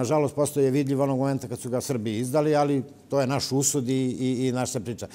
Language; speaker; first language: Serbian; native; Serbian